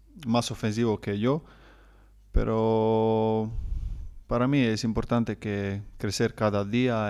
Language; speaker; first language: Spanish; non-native, learner; Croatian